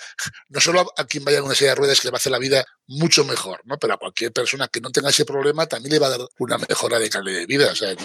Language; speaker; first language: Spanish; native; Spanish